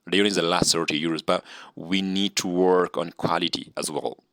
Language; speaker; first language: English; non-native, local second language; Amharic